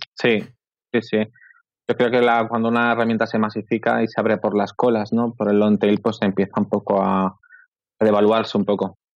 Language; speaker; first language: Spanish; native; Spanish